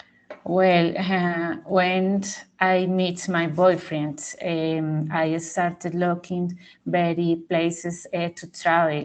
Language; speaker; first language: English; non-native, learner; Spanish